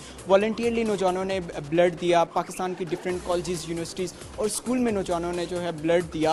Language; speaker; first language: Urdu; native; Urdu